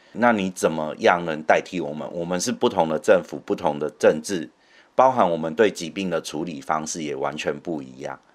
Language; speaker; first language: Chinese; native; Chinese